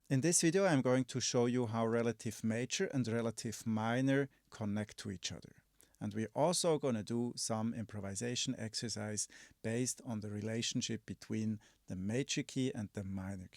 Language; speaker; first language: English; non-native, fluent; German